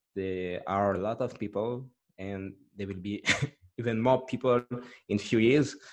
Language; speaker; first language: English; non-native, fluent; French